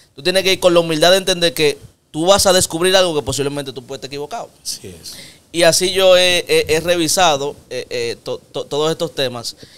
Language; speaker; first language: Spanish; native; Spanish